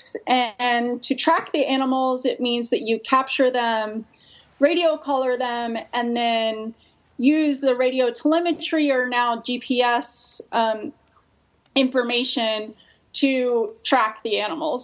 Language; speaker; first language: English; native; English